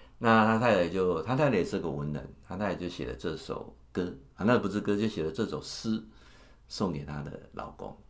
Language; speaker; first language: Chinese; native; Chinese